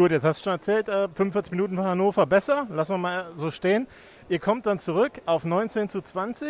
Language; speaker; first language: German; native; German